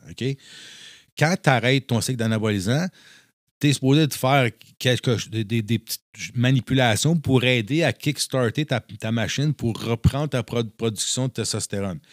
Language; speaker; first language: French; native; French